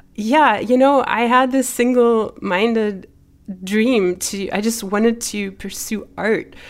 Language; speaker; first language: English; early bilingual, other home language; German